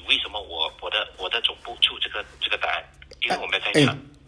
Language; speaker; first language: Chinese; native; Chinese